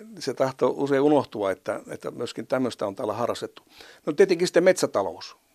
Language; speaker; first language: Finnish; native; Finnish